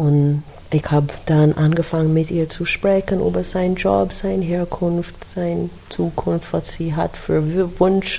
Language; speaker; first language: German; non-native, learner; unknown